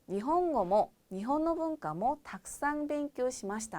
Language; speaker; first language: Japanese; non-native, fluent; Korean